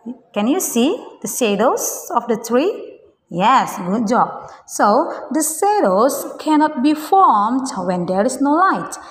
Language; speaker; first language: English; non-native, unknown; Indonesian